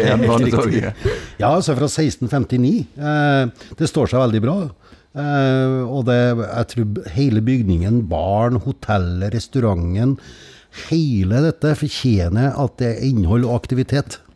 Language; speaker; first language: Norwegian; native; Norwegian